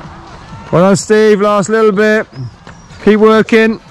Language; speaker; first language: English; native; English